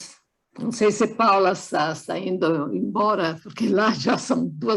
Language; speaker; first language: Portuguese; non-native, fluent; Italian